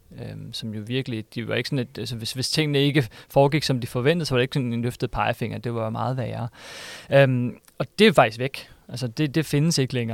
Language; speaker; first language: Danish; native; Danish